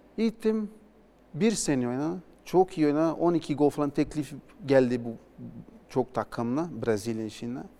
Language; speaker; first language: Turkish; non-native, learner; Portuguese